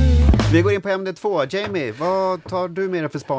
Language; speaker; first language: Swedish; native; Swedish